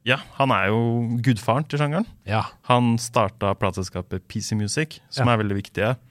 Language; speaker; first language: Norwegian; native; Norwegian